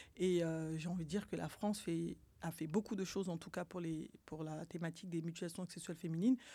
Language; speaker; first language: French; early bilingual, other home language; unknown